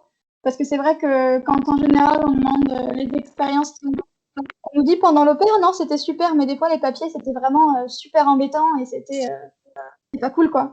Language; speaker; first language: French; native; French